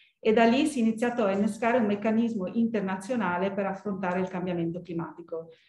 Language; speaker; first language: Italian; early bilingual, heritage; Italian